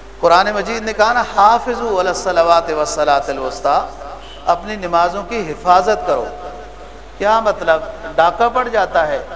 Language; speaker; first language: Urdu; native; Urdu